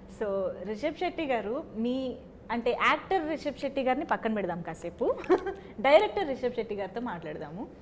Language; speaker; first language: Telugu; native; Telugu